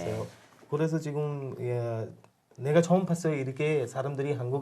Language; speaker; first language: Korean; non-native, learner; Urdu